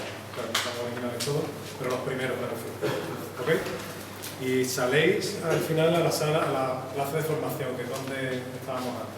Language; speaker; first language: Spanish; native; Spanish